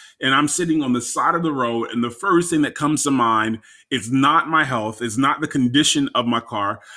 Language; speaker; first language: English; native; English